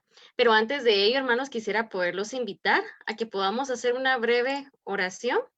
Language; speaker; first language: Spanish; native; Spanish